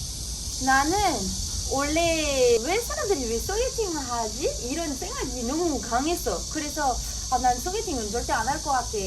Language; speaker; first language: Korean; non-native, fluent; French